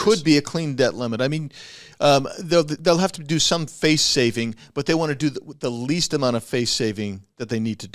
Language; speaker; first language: English; native; English